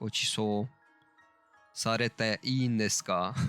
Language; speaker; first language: Japanese; non-native, learner; Turkish